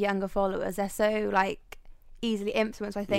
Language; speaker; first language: English; native; English